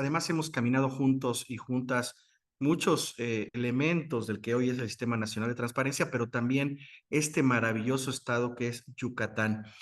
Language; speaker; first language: Spanish; native; Spanish